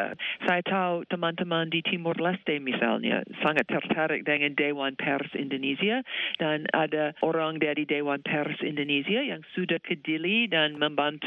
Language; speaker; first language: Indonesian; non-native, fluent; English